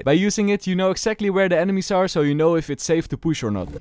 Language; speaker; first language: English; non-native, fluent; Dutch